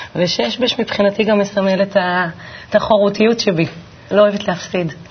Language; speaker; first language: Hebrew; native; Hebrew